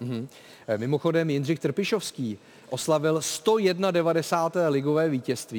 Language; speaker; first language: Czech; native; Czech